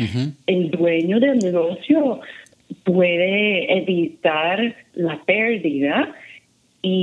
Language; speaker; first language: Spanish; non-native, fluent; English